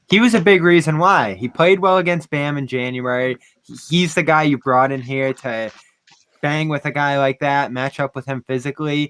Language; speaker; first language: English; native; English